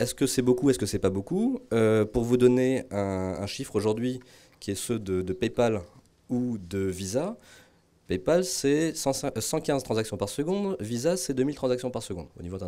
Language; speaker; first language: French; native; French